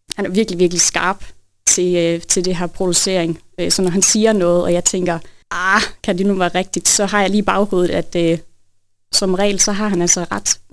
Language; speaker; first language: Danish; native; Danish